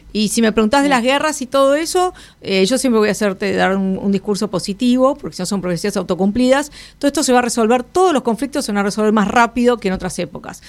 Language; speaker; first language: Spanish; native; Spanish